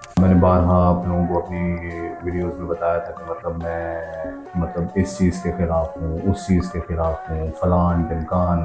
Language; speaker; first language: Urdu; native; Urdu